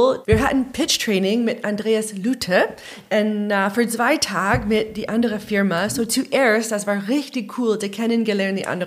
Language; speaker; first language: German; non-native, learner; English